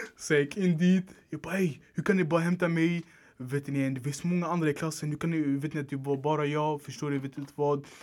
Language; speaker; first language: Swedish; early bilingual, other home language; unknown